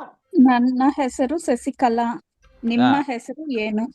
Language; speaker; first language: Kannada; non-native, learner; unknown